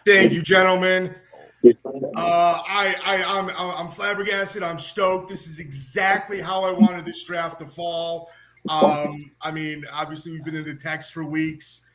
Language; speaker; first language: English; native; English